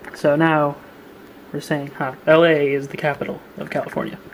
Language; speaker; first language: English; native; English